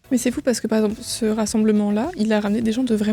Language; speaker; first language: French; native; French